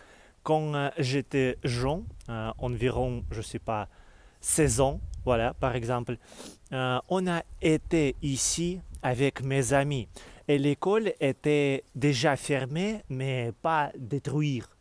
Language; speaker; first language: French; non-native, learner; Russian